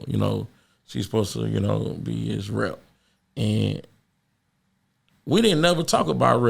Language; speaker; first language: English; native; English